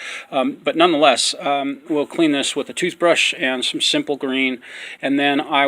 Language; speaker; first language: English; native; English